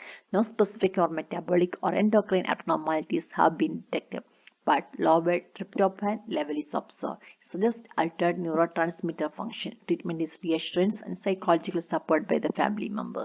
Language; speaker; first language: English; non-native, local second language; Malayalam